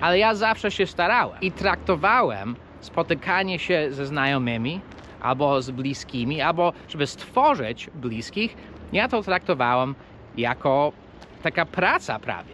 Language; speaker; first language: Polish; non-native, fluent; English